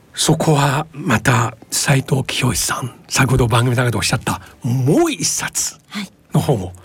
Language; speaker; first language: Japanese; non-native, fluent; Chinese